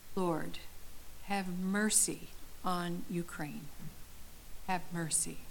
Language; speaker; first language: English; native; English